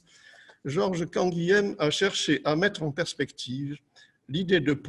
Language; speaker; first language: French; native; French